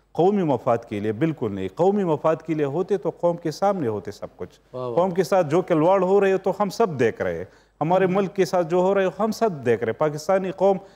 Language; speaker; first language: Urdu; native; Urdu